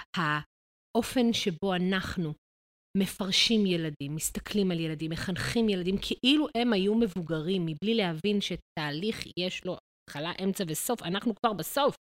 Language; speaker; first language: Hebrew; native; Hebrew